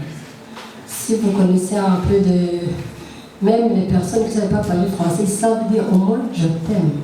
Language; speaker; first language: French; non-native, local second language; Rundi